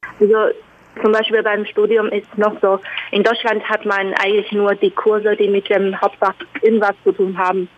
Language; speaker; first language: German; non-native, fluent; Chinese